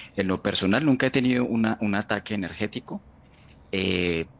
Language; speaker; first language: Spanish; native; Spanish